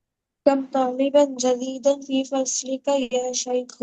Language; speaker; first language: Arabic; non-native, learner; Bangla